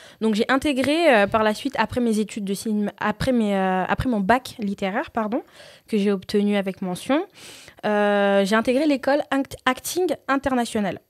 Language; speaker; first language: French; early bilingual, other home language; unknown